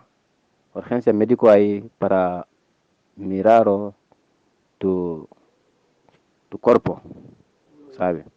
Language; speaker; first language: Spanish; non-native, learner; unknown